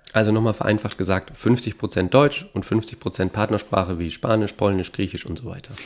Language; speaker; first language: German; native; German